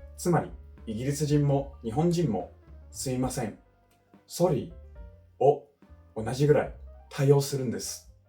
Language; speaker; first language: Japanese; non-native, fluent; English